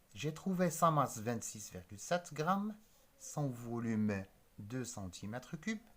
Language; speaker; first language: French; non-native, local second language; Arabic